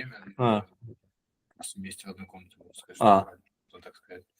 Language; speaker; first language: Russian; native; Russian